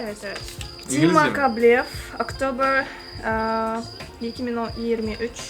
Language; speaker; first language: Turkish; non-native, learner; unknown